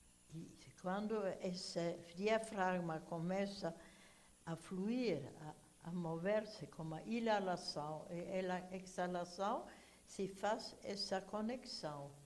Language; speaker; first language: Portuguese; non-native, fluent; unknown